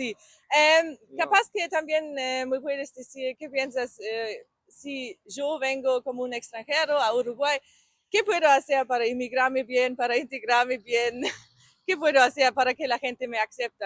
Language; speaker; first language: Spanish; non-native, learner; German